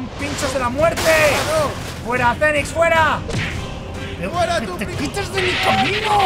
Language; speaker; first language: Spanish; native; Spanish